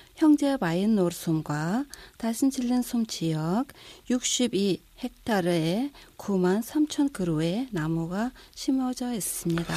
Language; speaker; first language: Korean; non-native, fluent; Mongolian